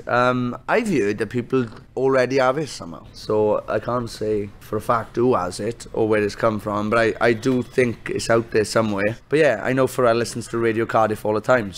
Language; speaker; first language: English; native; English